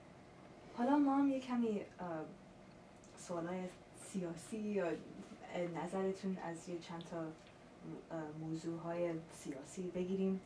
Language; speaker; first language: Persian; early bilingual, heritage; Persian